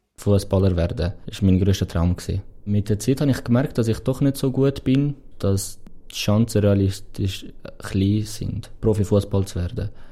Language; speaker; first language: German; non-native, fluent; Portuguese